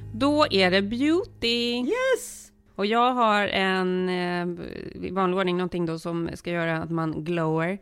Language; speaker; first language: Swedish; early bilingual, heritage; Swedish